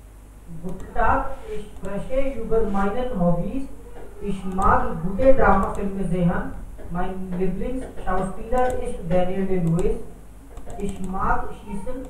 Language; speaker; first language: German; non-native, learner; Hindi